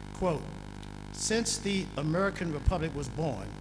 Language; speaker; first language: English; native; English